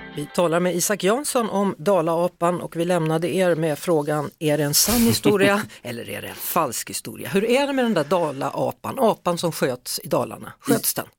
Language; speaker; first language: Swedish; native; Swedish